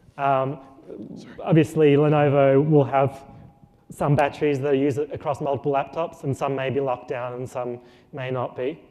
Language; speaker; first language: English; native; English